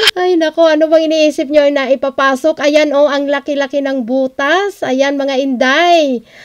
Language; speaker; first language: Filipino; non-native, local second language; Cebuano